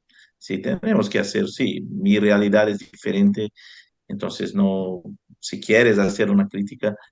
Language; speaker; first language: Spanish; non-native, fluent; Portuguese